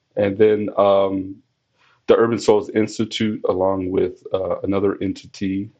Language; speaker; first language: English; native; English